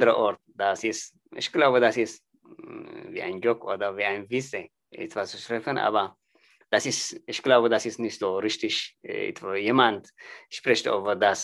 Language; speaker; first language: German; non-native, learner; Tigrinya